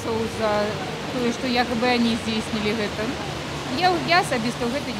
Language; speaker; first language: Russian; native; Russian